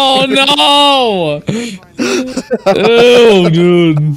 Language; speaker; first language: English; native; English